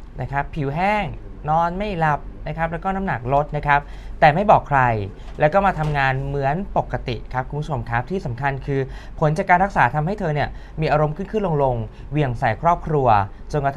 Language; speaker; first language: Thai; native; Thai